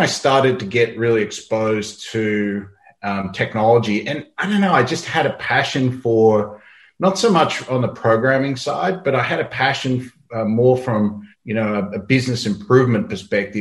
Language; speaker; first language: English; native; English